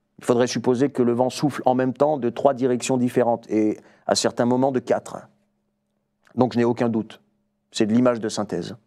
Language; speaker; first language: French; native; French